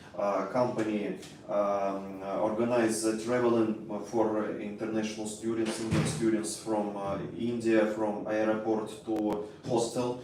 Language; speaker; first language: English; non-native, learner; Russian